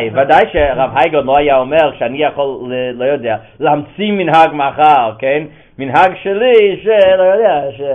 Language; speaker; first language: Hebrew; non-native, fluent; English